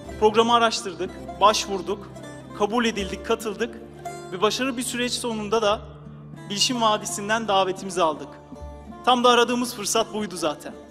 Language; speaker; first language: Turkish; early bilingual, heritage; Turkish